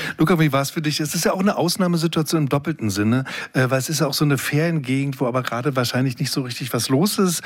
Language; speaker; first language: German; native; German